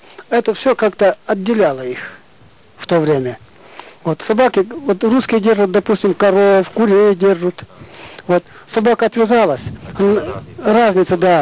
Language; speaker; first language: Russian; non-native, local second language; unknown